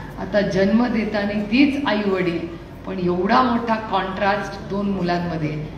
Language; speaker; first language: Marathi; native; Marathi